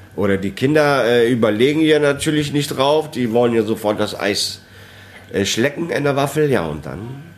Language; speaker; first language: German; non-native, fluent; Italian